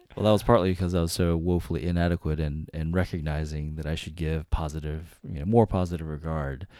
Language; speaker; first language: English; native; English